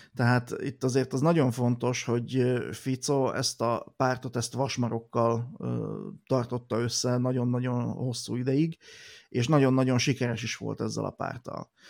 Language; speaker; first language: Hungarian; native; Hungarian